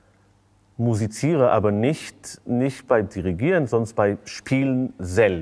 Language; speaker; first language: German; non-native, fluent; Hebrew